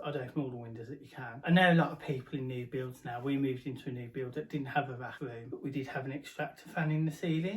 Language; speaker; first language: English; native; English